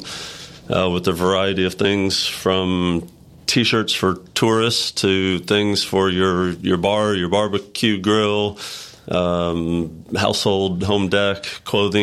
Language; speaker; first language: English; native; English